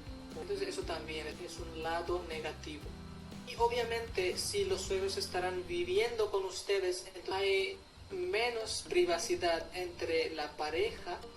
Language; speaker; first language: Spanish; non-native, fluent; Hindi